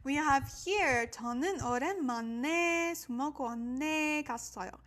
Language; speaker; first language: Korean; non-native, learner; French